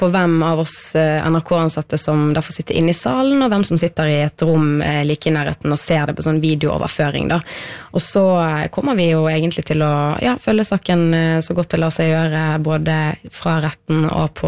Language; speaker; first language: Norwegian; native; Norwegian